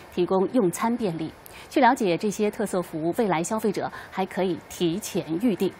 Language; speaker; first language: Chinese; native; Chinese